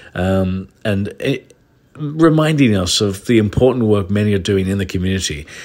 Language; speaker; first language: English; native; English